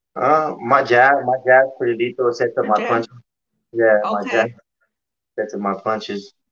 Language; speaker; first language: English; native; English